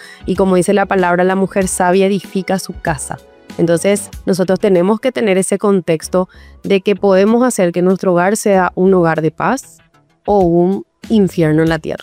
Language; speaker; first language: Spanish; native; Spanish